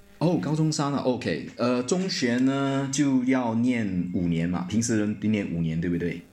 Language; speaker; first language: Chinese; native; Chinese